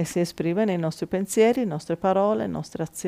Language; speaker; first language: Italian; native; Italian